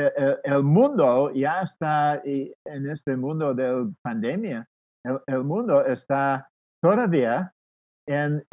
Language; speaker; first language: Spanish; non-native, fluent; English